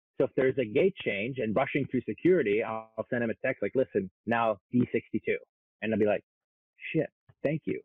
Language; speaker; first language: English; non-native, local second language; French